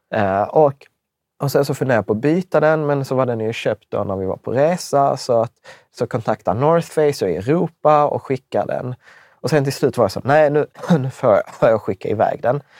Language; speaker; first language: Swedish; early bilingual, other home language; Czech